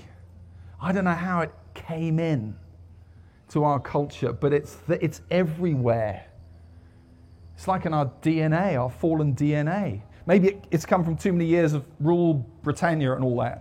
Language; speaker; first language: English; native; English